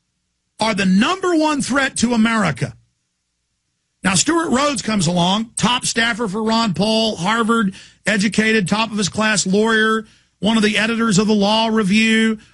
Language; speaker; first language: English; native; English